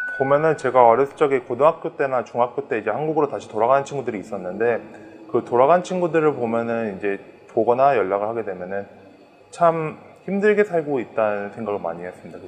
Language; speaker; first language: Korean; early bilingual, heritage; Korean